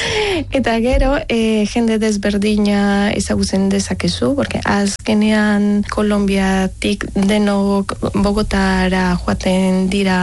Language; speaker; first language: Basque; non-native, learner; Spanish